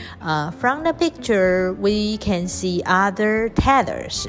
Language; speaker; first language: English; non-native, fluent; Chinese